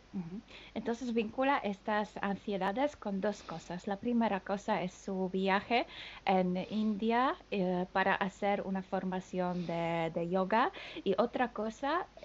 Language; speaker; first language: Spanish; non-native, fluent; French